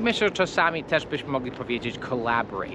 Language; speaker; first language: Polish; non-native, fluent; English